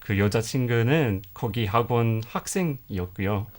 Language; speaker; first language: Korean; non-native, fluent; English